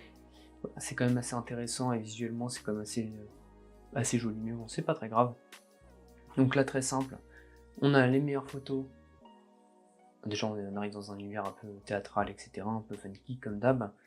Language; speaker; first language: French; native; French